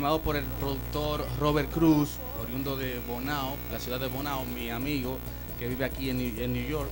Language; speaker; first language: Spanish; native; Spanish